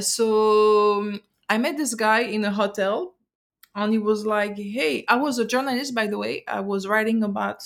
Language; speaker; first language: English; non-native, fluent; French